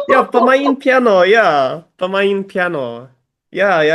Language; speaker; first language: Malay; early bilingual, heritage; Malay